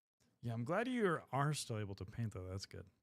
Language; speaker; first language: English; native; English